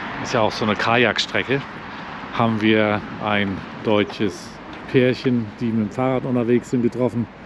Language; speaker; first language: German; native; German